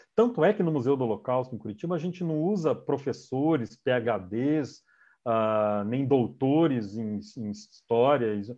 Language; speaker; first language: Portuguese; native; Portuguese